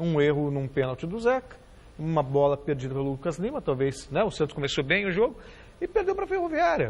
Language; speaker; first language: Portuguese; native; Portuguese